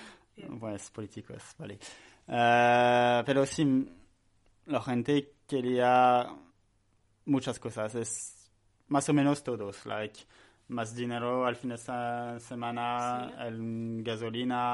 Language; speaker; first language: Spanish; non-native, learner; French